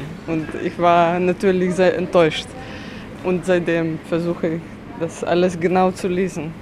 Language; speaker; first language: German; non-native, fluent; Russian